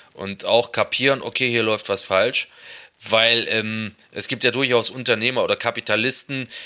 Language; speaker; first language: German; native; German